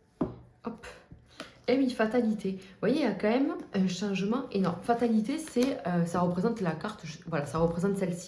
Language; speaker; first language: French; native; French